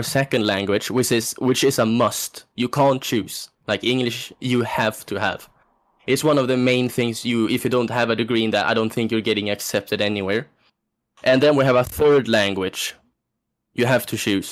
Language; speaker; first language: English; non-native, fluent; Swedish